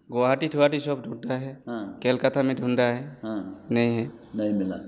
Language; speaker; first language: Hindi; non-native, local second language; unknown